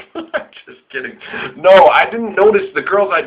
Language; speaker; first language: English; native; English